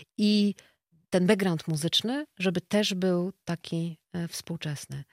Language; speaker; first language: Polish; native; Polish